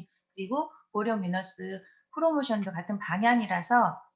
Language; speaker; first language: Korean; native; Korean